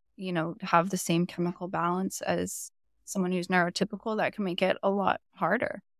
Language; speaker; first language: English; native; English